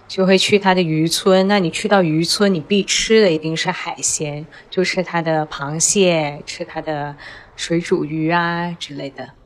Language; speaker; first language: Chinese; native; Chinese